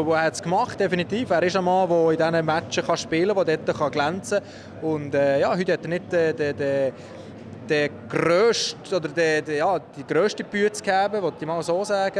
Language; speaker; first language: German; native; German